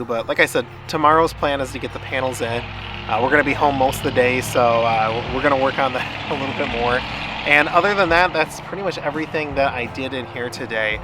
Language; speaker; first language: English; native; English